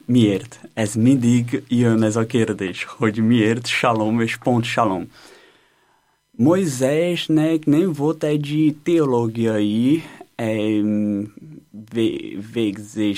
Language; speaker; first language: Hungarian; non-native, learner; Portuguese